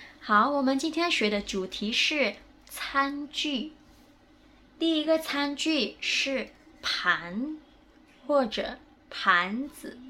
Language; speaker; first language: Chinese; non-native, fluent; Indonesian